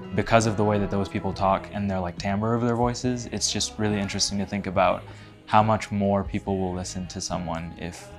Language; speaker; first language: English; native; English